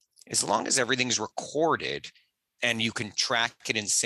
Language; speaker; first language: English; native; English